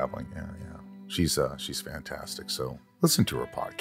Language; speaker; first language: English; native; English